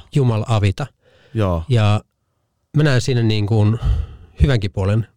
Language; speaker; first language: Finnish; native; Finnish